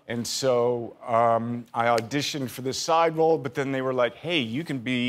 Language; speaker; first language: English; native; English